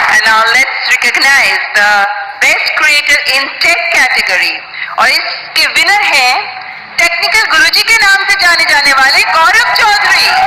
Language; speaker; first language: Hindi; native; Hindi